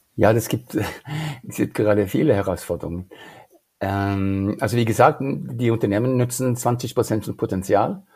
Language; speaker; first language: German; non-native, fluent; Norwegian